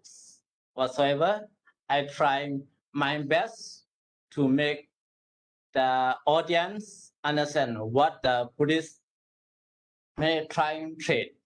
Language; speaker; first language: English; non-native, learner; Burmese